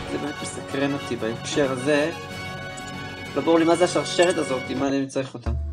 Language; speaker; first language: Hebrew; native; Hebrew